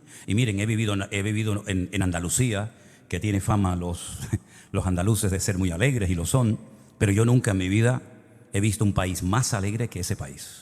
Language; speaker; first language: Spanish; native; Spanish